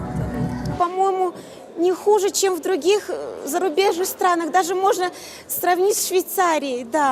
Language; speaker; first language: Russian; native; Russian